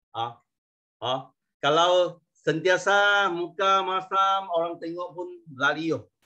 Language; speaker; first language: Malay; non-native, local second language; Chinese